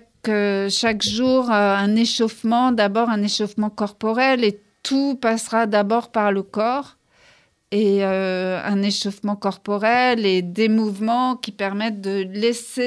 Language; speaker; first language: French; native; French